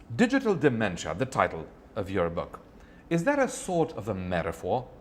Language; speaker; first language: English; non-native, fluent; Romanian